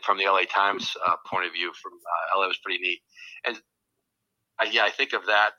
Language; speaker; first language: English; native; English